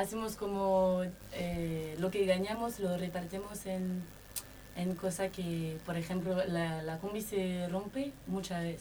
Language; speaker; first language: Spanish; non-native, learner; French